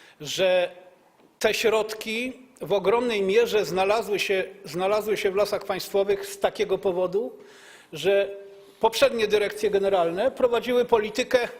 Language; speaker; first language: Polish; native; Polish